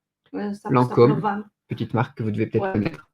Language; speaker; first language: French; native; French